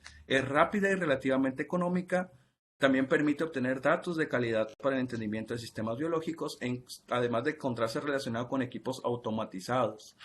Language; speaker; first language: Spanish; native; Spanish